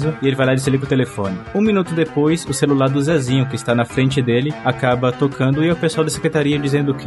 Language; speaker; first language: Portuguese; native; Portuguese